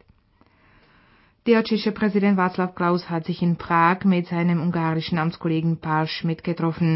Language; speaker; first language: German; non-native, fluent; Czech